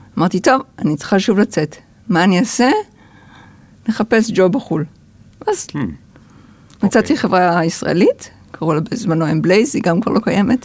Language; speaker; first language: Hebrew; early bilingual, other home language; English